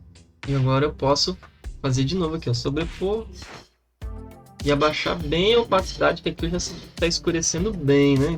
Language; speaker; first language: Portuguese; native; Portuguese